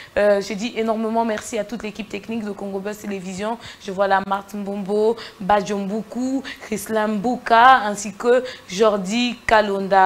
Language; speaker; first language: French; non-native, local second language; Lingala